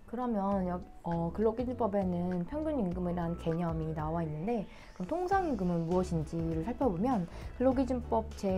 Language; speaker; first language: Korean; native; Korean